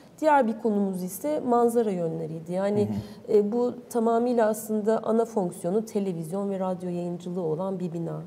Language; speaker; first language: Turkish; native; Turkish